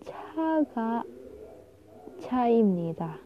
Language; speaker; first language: Korean; non-native, learner; Indonesian